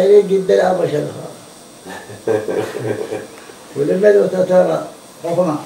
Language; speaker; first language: Hebrew; non-native, learner; Arabic